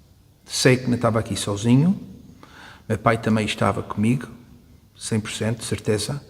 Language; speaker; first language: Portuguese; early bilingual, heritage; Portuguese